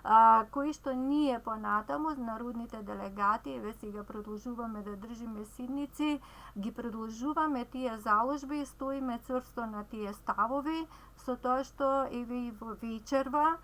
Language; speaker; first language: Macedonian; native; Macedonian